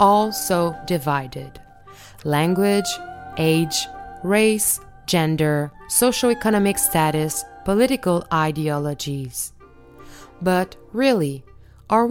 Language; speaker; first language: English; non-native, fluent; French